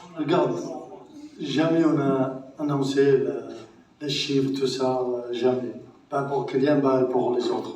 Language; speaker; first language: French; non-native, learner; Arabic